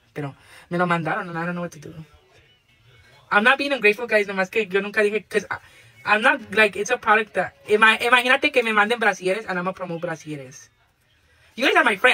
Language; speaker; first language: English; early bilingual, other home language; Spanish